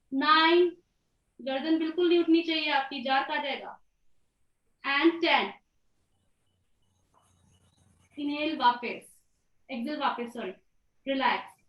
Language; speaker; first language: Hindi; native; Hindi